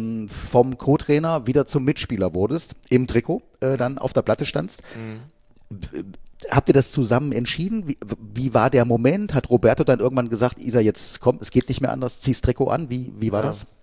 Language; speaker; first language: German; native; German